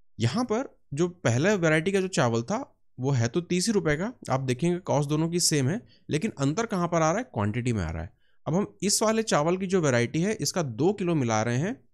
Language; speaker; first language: Hindi; native; Hindi